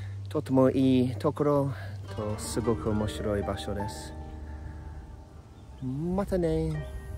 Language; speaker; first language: Japanese; non-native, learner; English